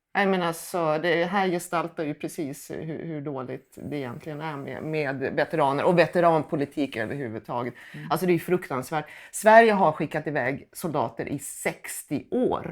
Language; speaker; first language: Swedish; native; Swedish